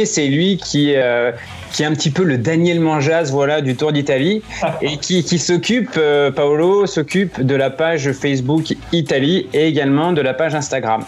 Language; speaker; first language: French; native; French